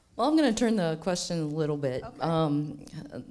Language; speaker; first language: English; native; English